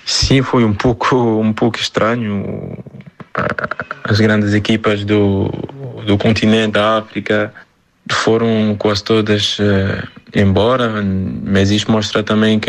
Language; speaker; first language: Portuguese; non-native, fluent; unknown